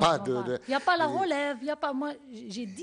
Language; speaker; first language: French; non-native, learner; Arabic